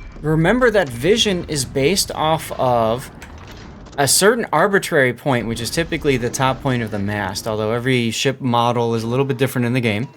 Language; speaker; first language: English; native; English